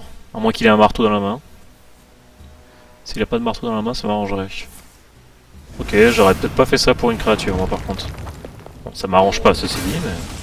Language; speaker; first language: French; native; French